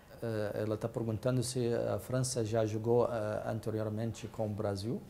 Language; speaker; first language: Portuguese; non-native, fluent; Arabic